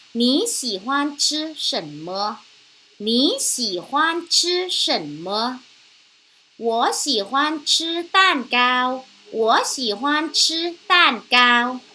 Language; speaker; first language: Chinese; non-native, fluent; Thai